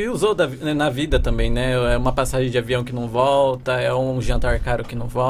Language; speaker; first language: Portuguese; native; Portuguese